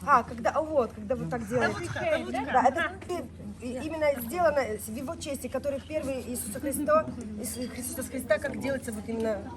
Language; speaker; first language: Russian; non-native, fluent; Turkish